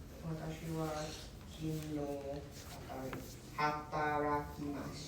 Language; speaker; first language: Japanese; non-native, learner; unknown